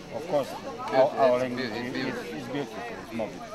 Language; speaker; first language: English; non-native, learner; Romanian